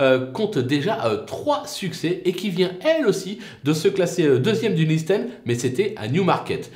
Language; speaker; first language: French; native; French